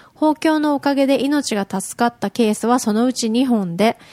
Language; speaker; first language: Japanese; native; Japanese